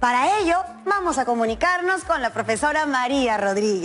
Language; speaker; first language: Spanish; native; Spanish